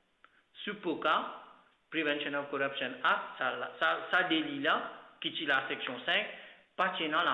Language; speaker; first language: French; non-native, local second language; Morisyen